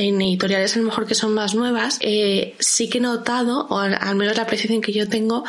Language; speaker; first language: Spanish; native; Spanish